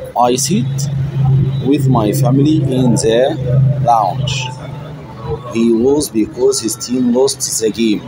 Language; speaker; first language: English; non-native, fluent; Arabic